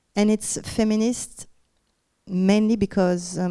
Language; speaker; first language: English; non-native, fluent; French